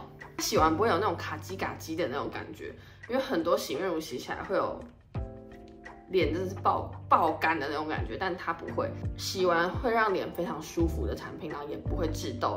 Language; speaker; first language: Chinese; native; Chinese